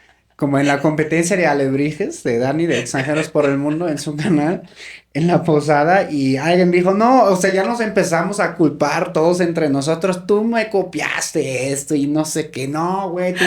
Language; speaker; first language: Spanish; native; Spanish